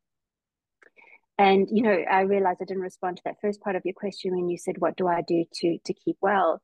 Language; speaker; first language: English; native; English